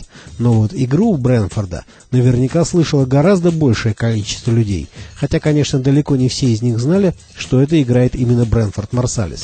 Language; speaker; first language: Russian; native; Russian